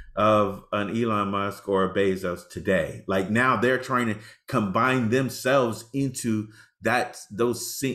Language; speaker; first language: English; native; English